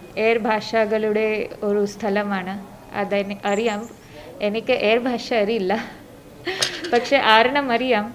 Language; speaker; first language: Malayalam; non-native, local second language; Marathi